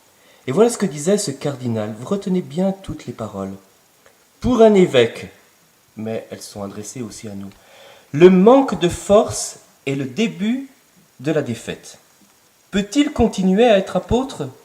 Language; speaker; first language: French; native; French